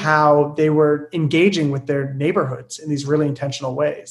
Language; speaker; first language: English; native; English